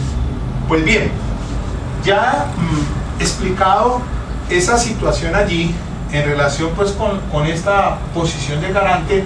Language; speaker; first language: Spanish; native; Spanish